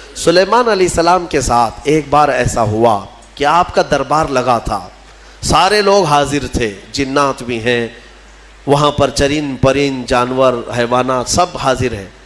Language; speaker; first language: Urdu; native; Urdu